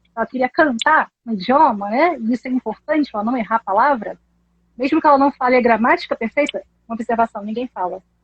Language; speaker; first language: Portuguese; native; Portuguese